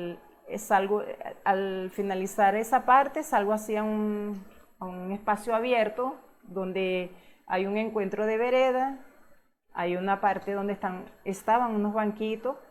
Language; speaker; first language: Spanish; native; Spanish